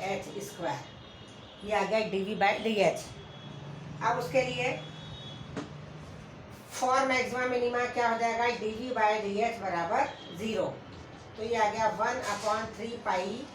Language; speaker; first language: Hindi; native; Hindi